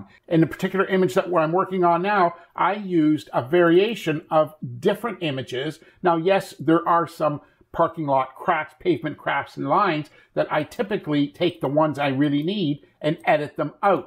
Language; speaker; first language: English; native; English